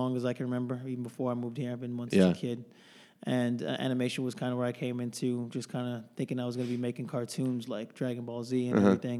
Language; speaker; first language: English; native; English